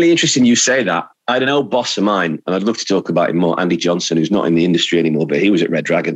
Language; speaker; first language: English; native; English